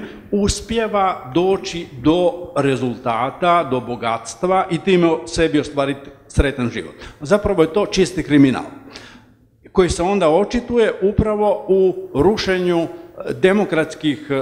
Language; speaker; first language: Croatian; native; Croatian